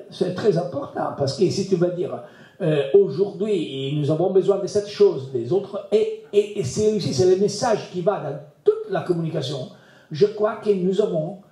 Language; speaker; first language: French; non-native, learner; Italian